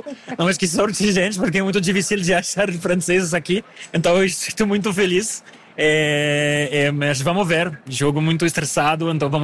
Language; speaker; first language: Portuguese; non-native, fluent; French